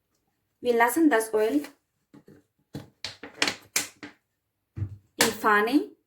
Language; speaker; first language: German; non-native, learner; Urdu